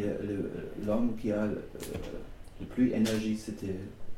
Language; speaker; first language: French; non-native, learner; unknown